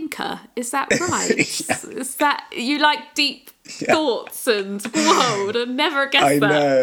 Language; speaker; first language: English; native; English